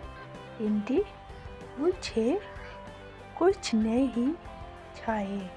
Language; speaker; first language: Hindi; non-native, local second language; Khasi